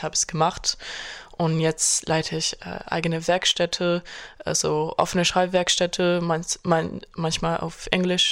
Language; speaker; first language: German; non-native, fluent; French